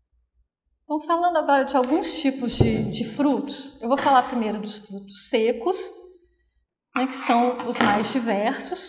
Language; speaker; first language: Portuguese; native; Portuguese